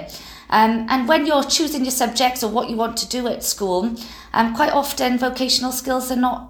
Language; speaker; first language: English; native; English